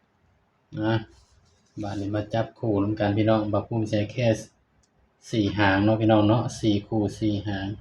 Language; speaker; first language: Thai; non-native, local second language; Lao